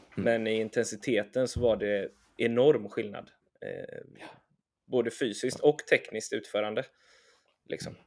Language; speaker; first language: Swedish; native; Swedish